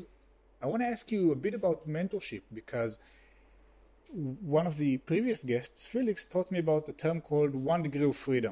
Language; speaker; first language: English; non-native, fluent; Hebrew